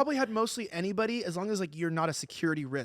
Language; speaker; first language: English; native; English